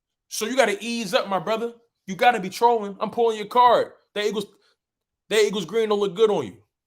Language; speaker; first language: English; native; English